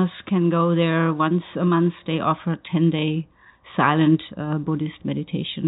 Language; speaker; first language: English; non-native, fluent; German